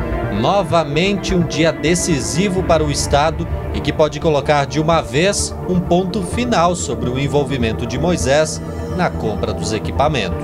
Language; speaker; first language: Portuguese; native; Portuguese